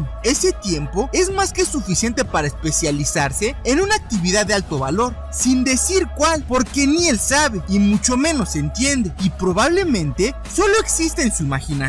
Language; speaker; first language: Spanish; native; Spanish